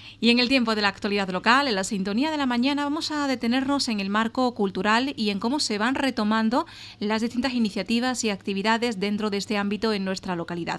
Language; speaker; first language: Spanish; native; Spanish